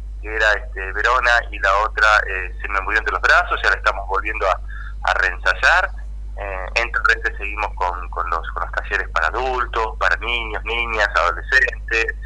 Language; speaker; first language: Spanish; native; Spanish